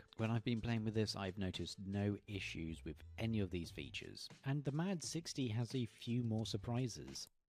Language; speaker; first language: English; native; English